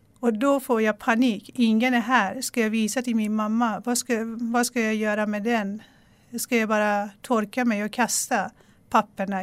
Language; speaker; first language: Swedish; non-native, fluent; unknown